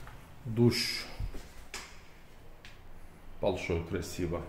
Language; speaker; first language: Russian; non-native, learner; Turkish